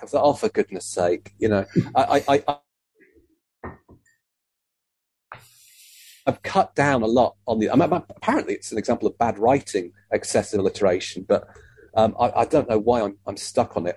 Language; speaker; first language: English; native; English